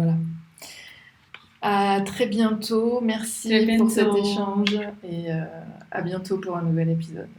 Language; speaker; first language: French; native; French